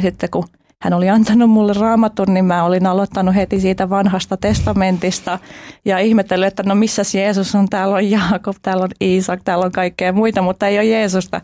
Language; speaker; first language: Finnish; early bilingual, other home language; Albanian